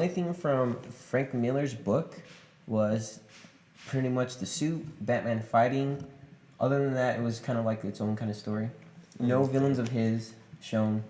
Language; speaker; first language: English; native; English